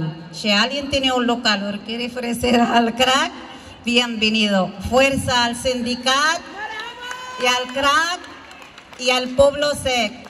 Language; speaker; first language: Spanish; non-native, fluent; Arabic